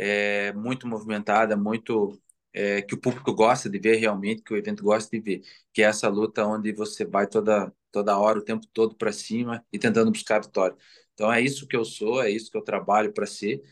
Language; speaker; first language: Portuguese; native; Portuguese